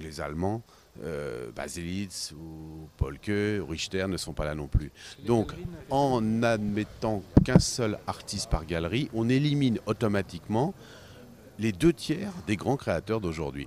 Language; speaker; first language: French; native; French